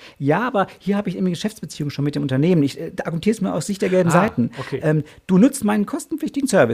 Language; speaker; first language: German; native; German